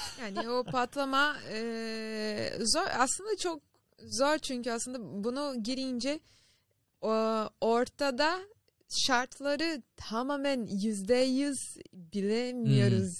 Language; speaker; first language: Turkish; non-native, learner; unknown